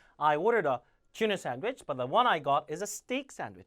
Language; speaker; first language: English; non-native, fluent; Korean